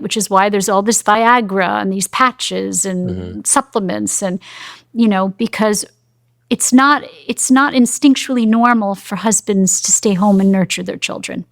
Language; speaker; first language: English; native; English